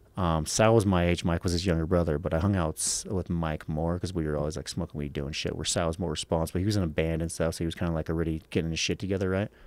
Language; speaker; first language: English; native; English